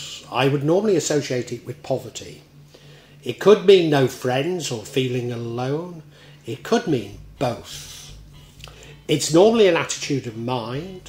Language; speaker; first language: English; native; English